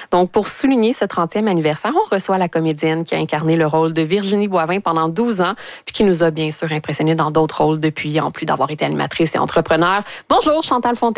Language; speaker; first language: French; native; French